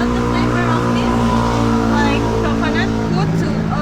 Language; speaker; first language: English; non-native, learner; Indonesian